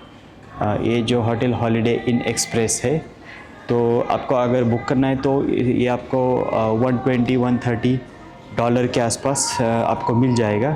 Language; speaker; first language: Hindi; non-native, local second language; Marathi